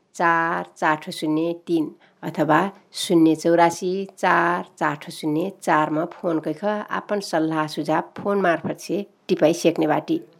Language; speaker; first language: Nepali; native; Nepali